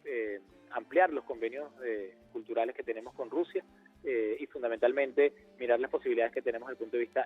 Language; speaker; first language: Spanish; native; Spanish